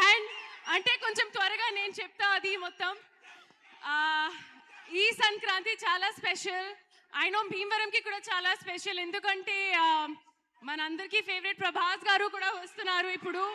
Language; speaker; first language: Telugu; non-native, local second language; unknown